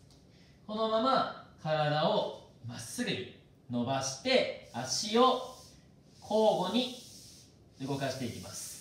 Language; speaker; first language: Japanese; native; Japanese